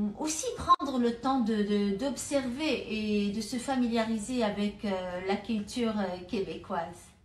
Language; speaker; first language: French; non-native, local second language; Tachelhit